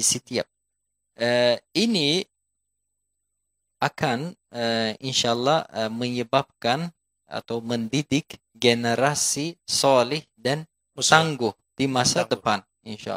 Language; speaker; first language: Indonesian; non-native, fluent; Turkish